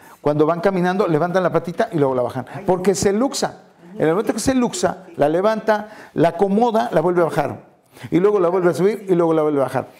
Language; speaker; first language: Spanish; native; Spanish